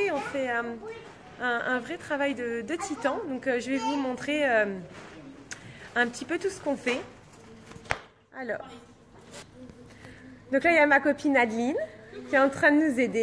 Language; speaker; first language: French; native; French